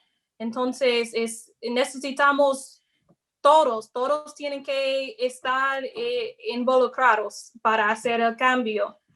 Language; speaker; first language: Spanish; non-native, fluent; English